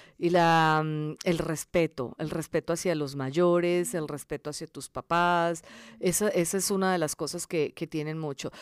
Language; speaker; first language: Spanish; early bilingual, other home language; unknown